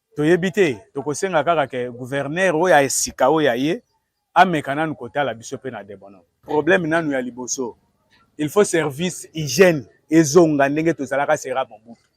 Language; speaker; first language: Lingala; native; Lingala